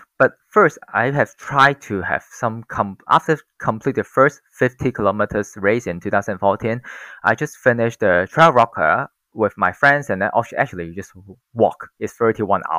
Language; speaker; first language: English; non-native, local second language; Cantonese